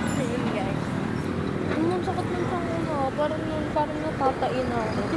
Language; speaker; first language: Filipino; native; Filipino